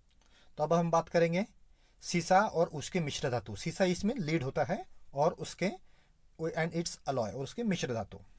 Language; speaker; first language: Hindi; non-native, local second language; Marathi